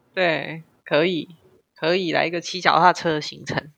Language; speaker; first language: Chinese; native; Chinese